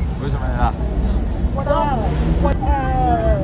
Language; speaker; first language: Chinese; non-native, learner; Korean